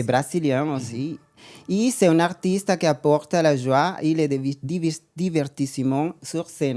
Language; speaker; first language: French; non-native, learner; Spanish